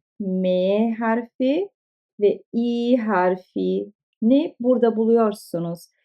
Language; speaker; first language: Turkish; early bilingual, heritage; Turkish